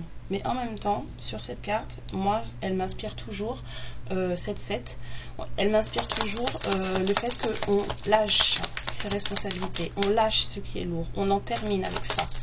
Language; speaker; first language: French; native; French